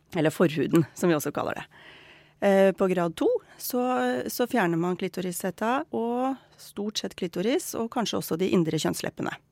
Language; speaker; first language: Norwegian; native; Norwegian